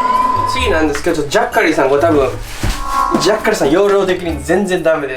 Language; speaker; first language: Japanese; native; Japanese